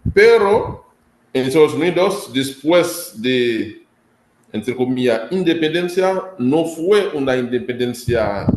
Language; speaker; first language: Spanish; non-native, fluent; Haitian Creole